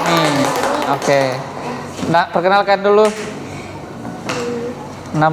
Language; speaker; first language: Indonesian; native; Indonesian